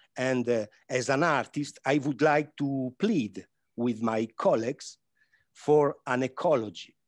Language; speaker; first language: English; non-native, learner; Italian